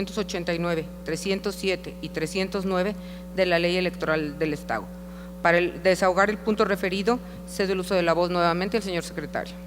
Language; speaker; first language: Spanish; native; Spanish